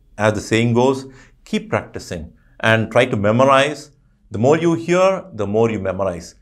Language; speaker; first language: English; non-native, local second language; Urdu